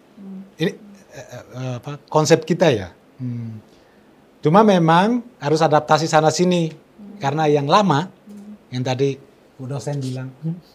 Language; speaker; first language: Indonesian; non-native, local second language; Tetum